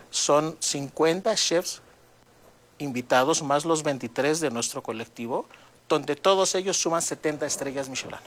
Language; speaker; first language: Spanish; native; Spanish